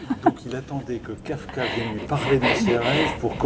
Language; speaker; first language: French; native; French